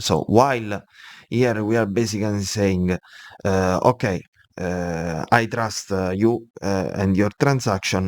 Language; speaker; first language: English; non-native, fluent; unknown